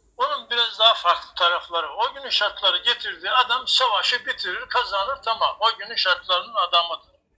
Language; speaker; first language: Turkish; native; Turkish